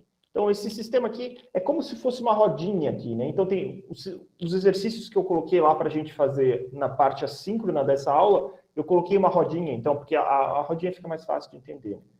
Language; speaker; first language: Portuguese; native; Portuguese